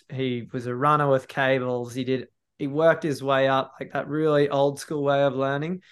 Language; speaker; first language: English; native; English